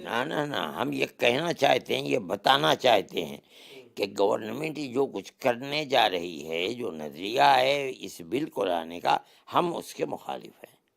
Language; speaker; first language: Urdu; native; Urdu